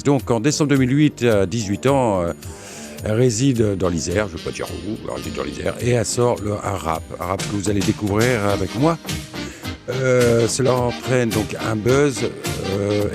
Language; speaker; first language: French; native; French